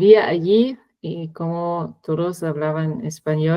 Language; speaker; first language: Spanish; non-native, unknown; German